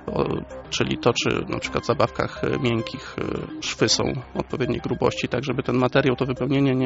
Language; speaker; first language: Polish; native; Polish